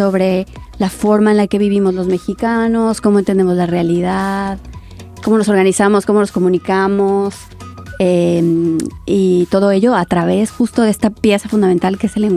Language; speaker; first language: Spanish; native; Spanish